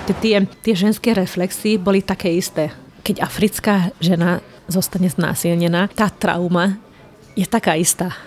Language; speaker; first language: Slovak; non-native, local second language; Hungarian